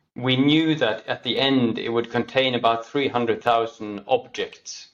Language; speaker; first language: English; non-native, fluent; Norwegian